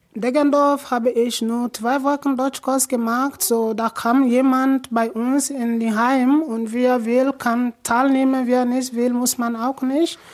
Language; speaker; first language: German; non-native, fluent; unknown